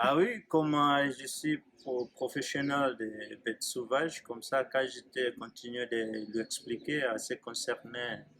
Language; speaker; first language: French; non-native, learner; Swahili